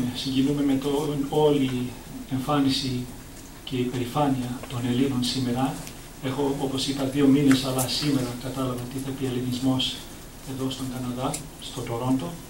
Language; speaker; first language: Greek; early bilingual, heritage; Greek